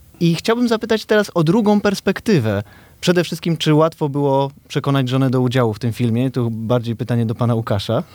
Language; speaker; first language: Polish; native; Polish